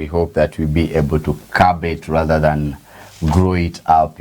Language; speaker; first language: English; non-native, local second language; Swahili